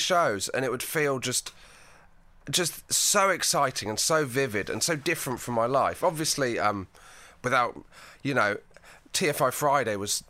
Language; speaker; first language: English; native; English